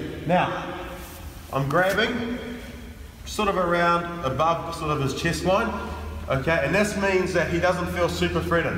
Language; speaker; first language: English; native; English